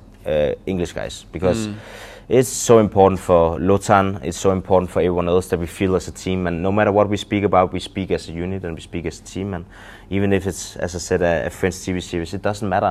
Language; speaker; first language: English; non-native, fluent; Danish